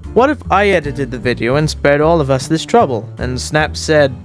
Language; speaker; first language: English; native; English